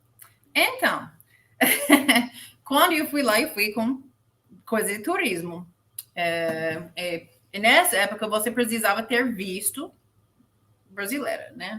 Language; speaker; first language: Portuguese; non-native, learner; English